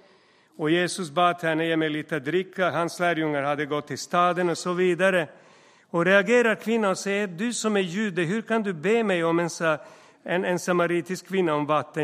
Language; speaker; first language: Swedish; non-native, fluent; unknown